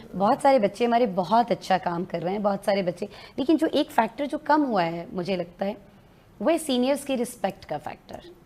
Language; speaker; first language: Urdu; native; Urdu